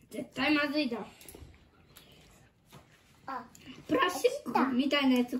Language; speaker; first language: Japanese; native; Japanese